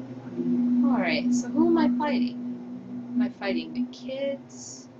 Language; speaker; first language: English; native; English